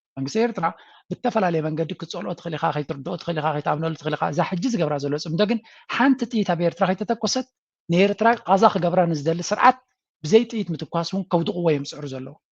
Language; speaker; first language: Tigrinya; native; Tigrinya